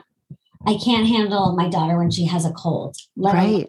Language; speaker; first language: English; native; English